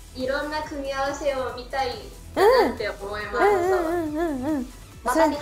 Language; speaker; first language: Japanese; non-native, fluent; Cantonese